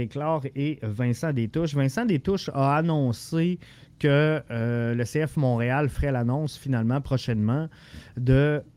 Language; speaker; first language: French; native; French